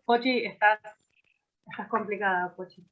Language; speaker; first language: Spanish; native; Spanish